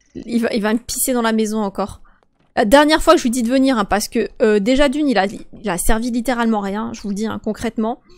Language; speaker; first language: French; native; French